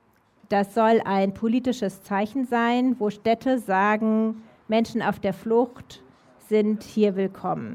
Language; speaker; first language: German; native; German